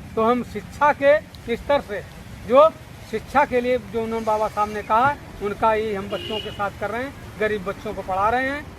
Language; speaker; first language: Hindi; native; Hindi